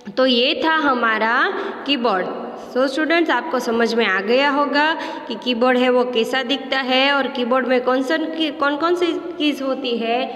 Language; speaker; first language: Hindi; non-native, local second language; Gujarati